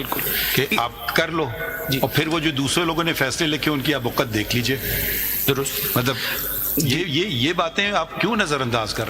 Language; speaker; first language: Urdu; native; Urdu